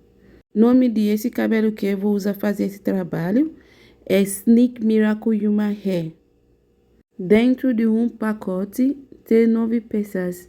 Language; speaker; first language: Portuguese; non-native, learner; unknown